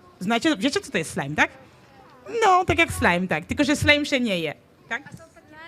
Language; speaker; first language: Polish; non-native, fluent; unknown